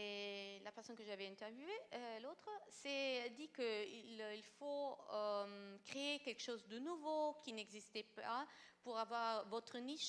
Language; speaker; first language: French; non-native, fluent; Italian